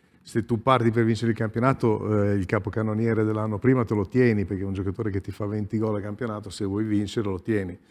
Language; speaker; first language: Italian; native; Italian